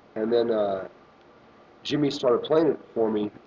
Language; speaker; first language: English; native; English